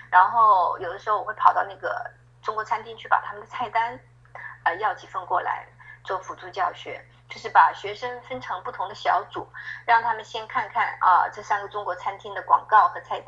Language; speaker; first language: Chinese; native; Chinese